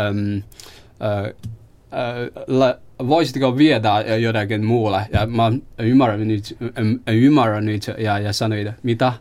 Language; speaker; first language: Finnish; non-native, learner; Chinese